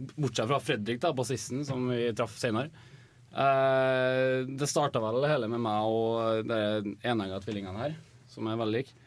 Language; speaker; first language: Norwegian; native; Norwegian